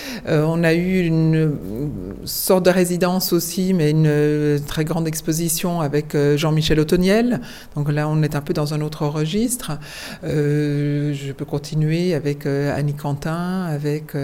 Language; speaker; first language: French; native; French